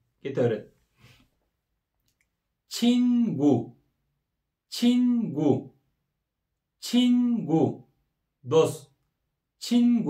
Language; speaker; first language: Korean; non-native, learner; Kyrgyz